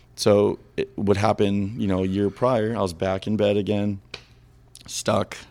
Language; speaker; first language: English; native; English